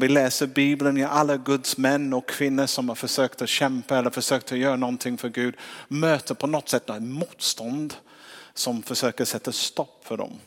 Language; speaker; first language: Swedish; non-native, fluent; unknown